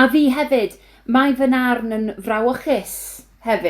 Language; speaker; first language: Welsh; non-native, learner; English